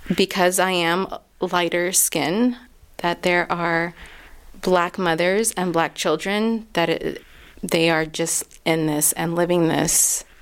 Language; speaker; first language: English; native; English